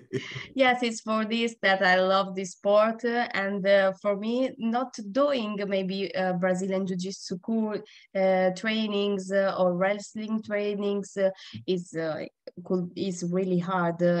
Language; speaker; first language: English; non-native, learner; Italian